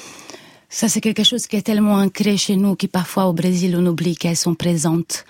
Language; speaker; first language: French; non-native, fluent; Portuguese